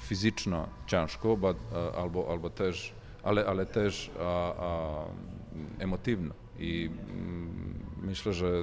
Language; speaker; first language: Polish; non-native, learner; Serbian